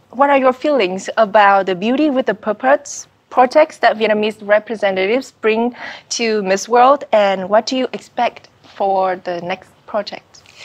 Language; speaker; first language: English; non-native, fluent; Vietnamese